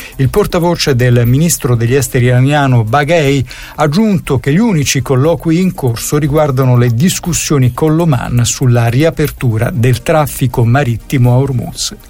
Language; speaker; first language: Italian; native; Italian